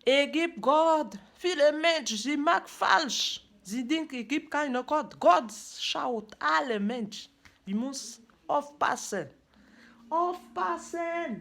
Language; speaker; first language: German; non-native, learner; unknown